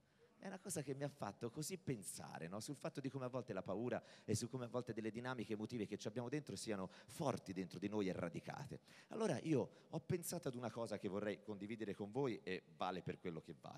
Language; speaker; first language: Italian; native; Italian